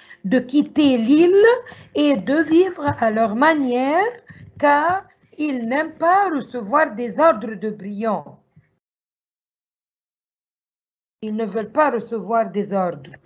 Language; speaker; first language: French; non-native, learner; Arabic